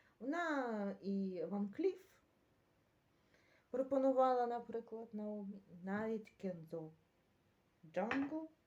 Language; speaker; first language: Ukrainian; native; Ukrainian